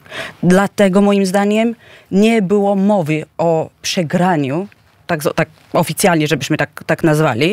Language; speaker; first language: Polish; non-native, fluent; Georgian